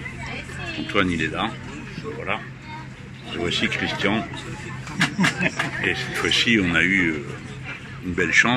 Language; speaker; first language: French; native; French